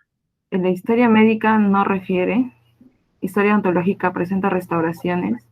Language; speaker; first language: Spanish; native; Spanish